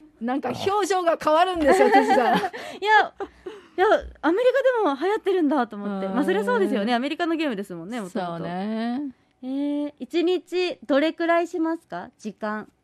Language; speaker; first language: Japanese; native; Japanese